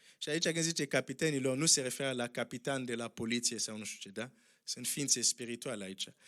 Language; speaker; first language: Romanian; non-native, fluent; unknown